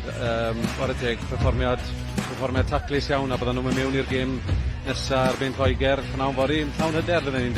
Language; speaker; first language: Welsh; native; Welsh